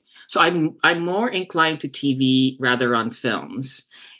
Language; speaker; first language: English; non-native, local second language; Cebuano